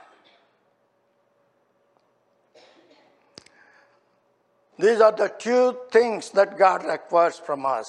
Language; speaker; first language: English; non-native, local second language; Telugu